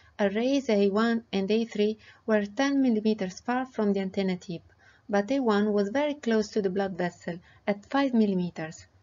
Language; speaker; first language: English; non-native, fluent; Italian